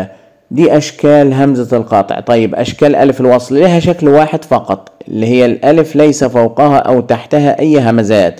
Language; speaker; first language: Arabic; native; Arabic